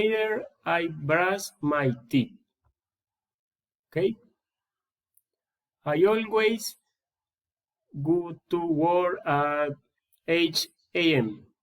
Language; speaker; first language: English; non-native, learner; Spanish